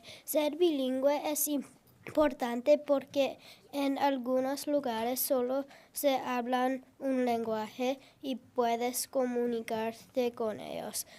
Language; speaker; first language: Spanish; non-native, learner; English